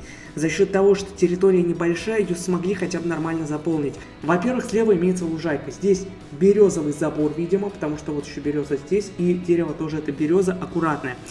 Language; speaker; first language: Russian; native; Russian